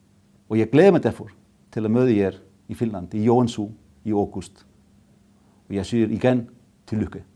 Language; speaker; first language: Danish; non-native, fluent; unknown